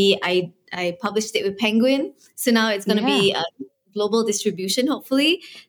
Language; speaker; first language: English; non-native, local second language; Malay